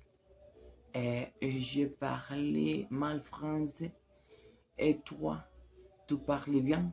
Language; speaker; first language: French; non-native, learner; Spanish